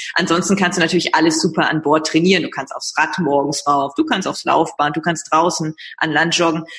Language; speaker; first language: German; native; German